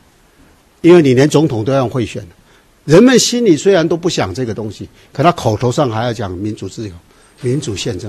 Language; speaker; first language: Chinese; native; Chinese